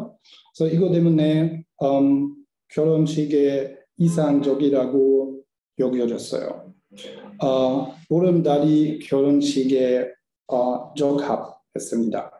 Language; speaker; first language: Korean; non-native, learner; German